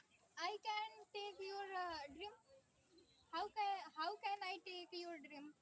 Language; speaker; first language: English; non-native, learner; Hindi